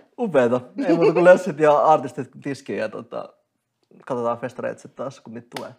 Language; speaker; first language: Finnish; early bilingual, other home language; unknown